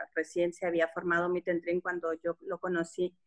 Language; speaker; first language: Spanish; native; Spanish